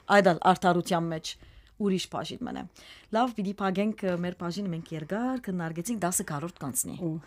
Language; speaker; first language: Armenian; early bilingual, heritage; Armenian